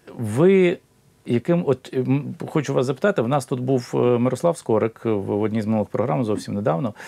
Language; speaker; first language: Ukrainian; native; Ukrainian